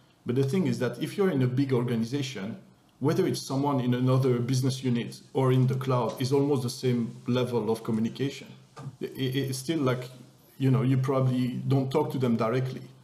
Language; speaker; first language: English; non-native, fluent; French